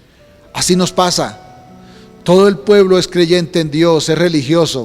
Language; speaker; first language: Spanish; native; Spanish